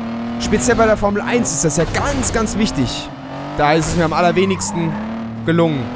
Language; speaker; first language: German; native; German